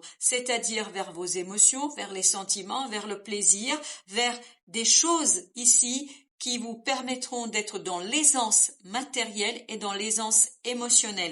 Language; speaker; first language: French; native; French